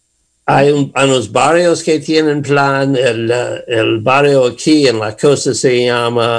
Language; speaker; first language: Spanish; non-native, learner; English